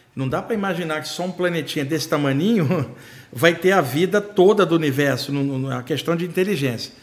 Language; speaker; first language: Portuguese; native; Portuguese